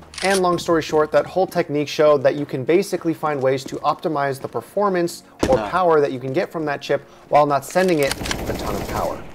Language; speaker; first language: English; native; English